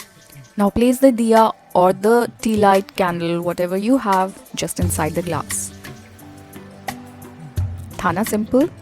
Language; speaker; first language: English; non-native, local second language; Hindi